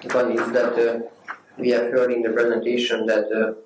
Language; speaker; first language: English; non-native, fluent; Hungarian